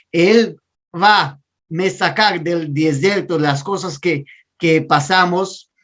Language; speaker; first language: Spanish; non-native, learner; Portuguese